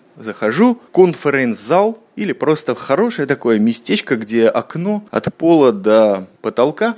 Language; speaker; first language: Russian; native; Russian